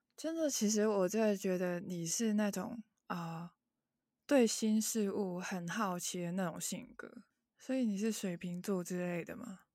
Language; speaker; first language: Chinese; non-native, local second language; Cantonese